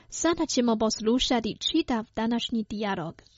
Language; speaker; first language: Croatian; non-native, fluent; Chinese